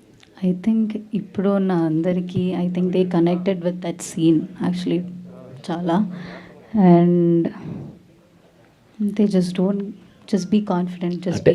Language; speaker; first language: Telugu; non-native, learner; Malayalam